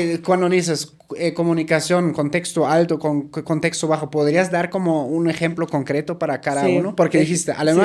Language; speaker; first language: Spanish; native; Spanish